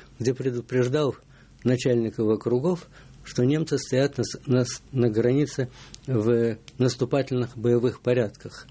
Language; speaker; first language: Russian; native; Russian